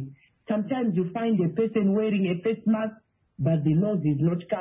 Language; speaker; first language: English; non-native, local second language; Shona